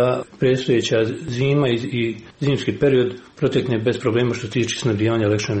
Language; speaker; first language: Croatian; native; Croatian